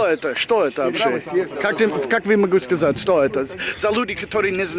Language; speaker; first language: Russian; non-native, learner; English